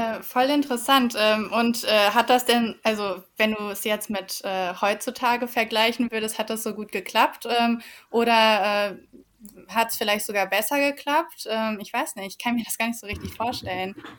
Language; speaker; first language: German; native; German